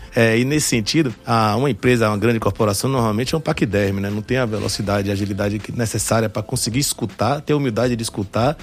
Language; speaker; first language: Portuguese; early bilingual, other home language; French